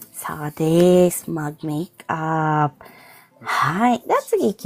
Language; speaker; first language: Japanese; non-native, fluent; Filipino